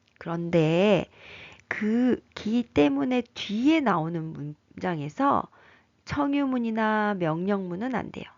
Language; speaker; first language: Korean; native; Korean